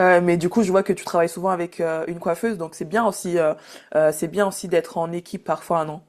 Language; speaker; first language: French; native; French